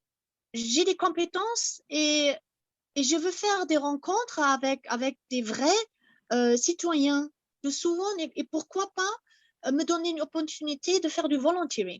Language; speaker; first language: French; non-native, fluent; German